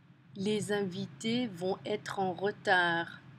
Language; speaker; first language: French; non-native, fluent; English